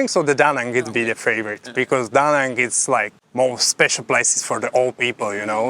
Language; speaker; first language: English; non-native, fluent; Slovak